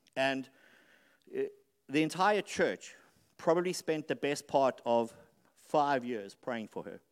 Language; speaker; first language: English; native; English